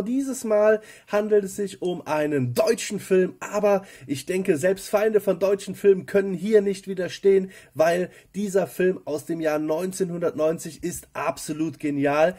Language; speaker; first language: German; native; German